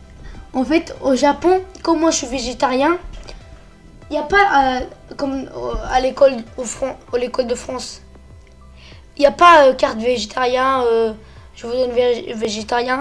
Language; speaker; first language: French; early bilingual, other home language; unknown